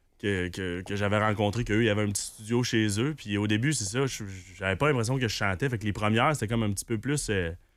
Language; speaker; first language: French; native; French